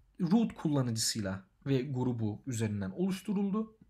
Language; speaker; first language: Turkish; native; Turkish